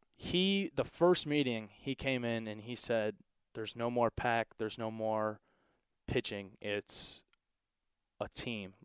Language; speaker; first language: English; native; English